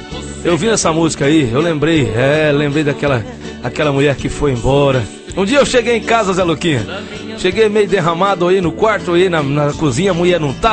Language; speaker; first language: Portuguese; native; Portuguese